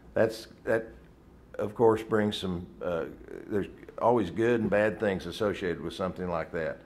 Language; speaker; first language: English; native; English